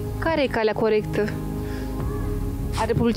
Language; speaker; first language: Romanian; native; Romanian